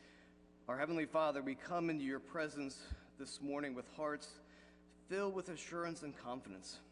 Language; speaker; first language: English; native; English